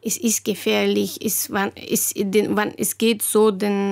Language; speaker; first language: German; non-native, learner; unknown